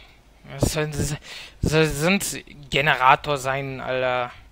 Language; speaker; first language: German; native; German